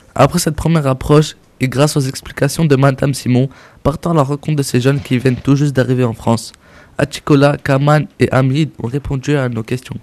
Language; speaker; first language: French; native; French